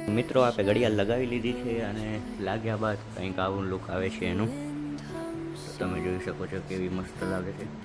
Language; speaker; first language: Gujarati; native; Gujarati